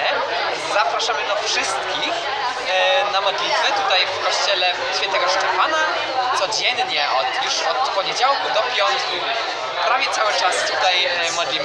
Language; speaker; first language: Polish; non-native, fluent; German